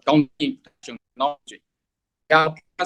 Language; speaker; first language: English; non-native, learner; Chinese